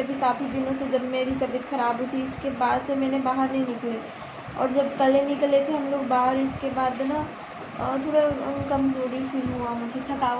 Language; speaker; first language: Hindi; native; Hindi